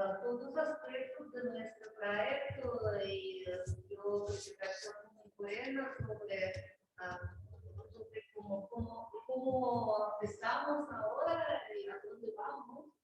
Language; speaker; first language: Spanish; non-native, learner; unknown